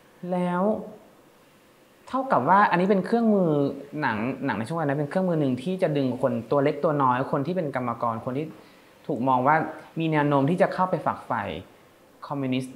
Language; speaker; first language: Thai; native; Thai